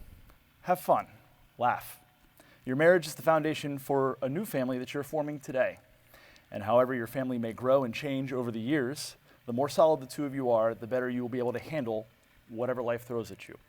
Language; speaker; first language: English; native; English